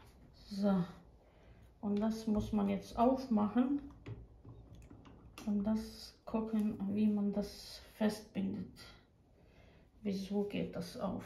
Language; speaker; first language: German; non-native, fluent; Croatian